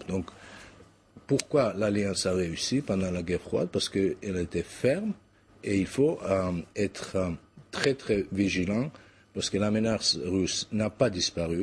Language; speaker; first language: French; non-native, fluent; Georgian